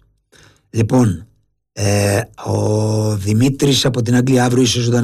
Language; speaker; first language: Greek; native; Greek